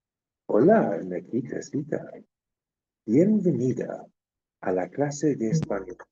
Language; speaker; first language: Spanish; non-native, fluent; English